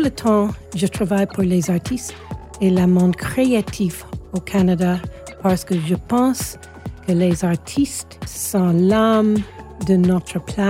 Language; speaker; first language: French; non-native, local second language; English